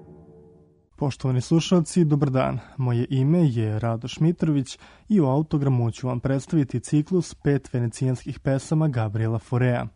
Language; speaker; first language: Croatian; native; Croatian